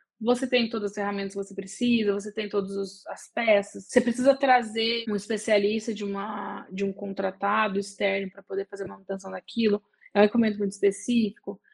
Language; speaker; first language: Portuguese; native; Portuguese